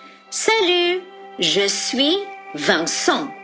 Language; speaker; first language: French; non-native, fluent; Malay